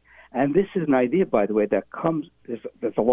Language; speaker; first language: English; native; English